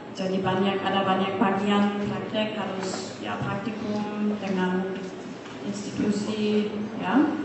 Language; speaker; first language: Indonesian; non-native, fluent; German